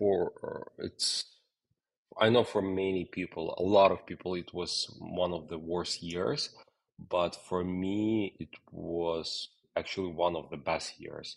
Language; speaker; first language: English; non-native, fluent; Ukrainian